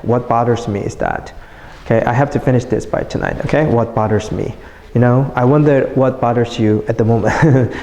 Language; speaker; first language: English; non-native, fluent; Korean